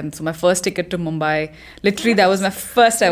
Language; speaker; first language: English; non-native, local second language; Hindi